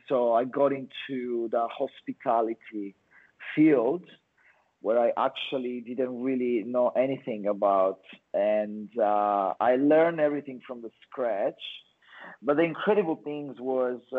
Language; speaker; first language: English; non-native, fluent; Italian